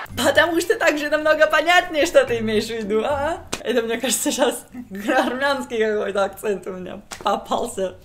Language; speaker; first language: Russian; native; Russian